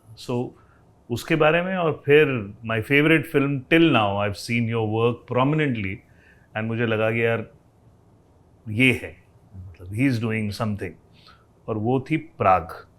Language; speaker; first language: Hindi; native; Hindi